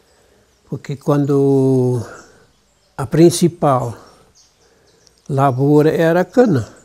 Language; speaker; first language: Portuguese; non-native, local second language; German